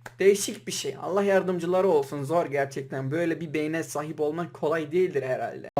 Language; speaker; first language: Turkish; non-native, local second language; Kurdish